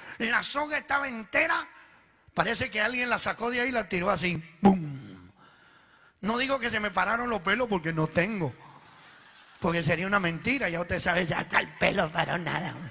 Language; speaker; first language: Spanish; early bilingual, other home language; Italian